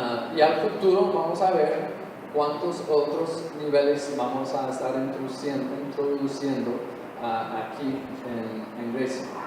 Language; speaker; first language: Spanish; non-native, fluent; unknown